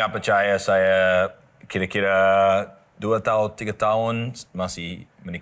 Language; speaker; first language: Indonesian; non-native, learner; English